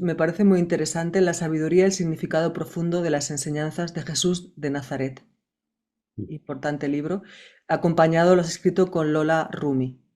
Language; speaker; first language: Spanish; native; Spanish